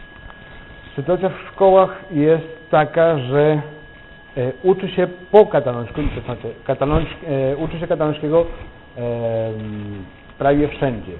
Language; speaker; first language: Polish; non-native, fluent; Catalan